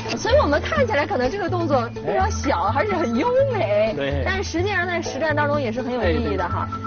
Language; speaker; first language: Chinese; native; Chinese